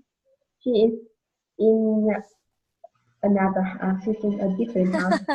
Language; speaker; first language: English; non-native, learner; Vietnamese